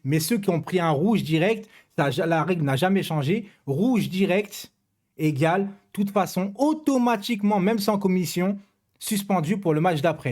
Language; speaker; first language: French; native; French